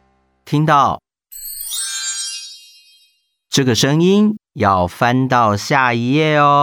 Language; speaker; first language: Chinese; native; Chinese